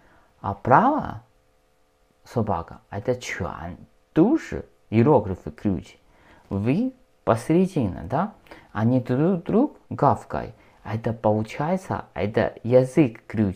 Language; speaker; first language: Russian; non-native, learner; Chinese